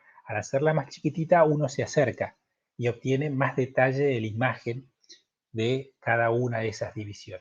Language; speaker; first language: Spanish; native; Spanish